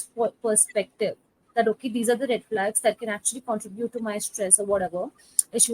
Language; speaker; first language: English; non-native, local second language; Hindi